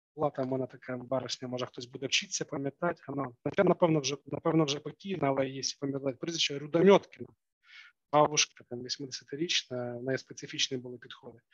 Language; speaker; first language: Ukrainian; native; Ukrainian